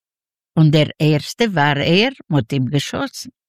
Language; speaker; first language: German; non-native, learner; Yiddish